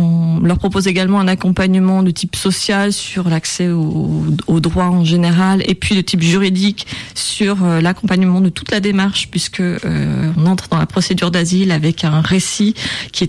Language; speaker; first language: French; native; French